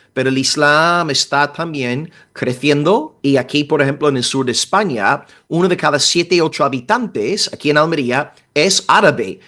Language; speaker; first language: Spanish; non-native, fluent; English